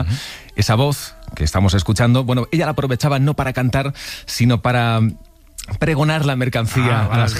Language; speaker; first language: Spanish; native; Spanish